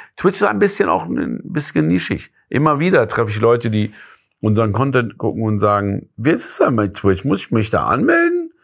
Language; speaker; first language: German; early bilingual, other home language; Persian